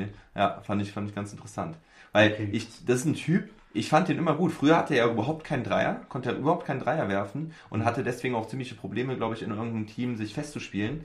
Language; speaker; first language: German; native; German